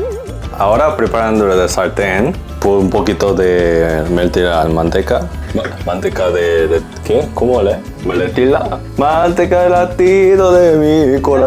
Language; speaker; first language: Spanish; non-native, learner; Korean